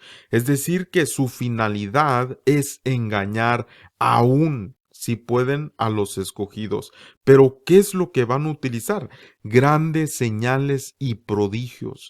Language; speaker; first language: Spanish; native; Spanish